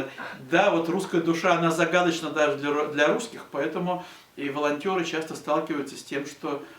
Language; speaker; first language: Russian; native; Russian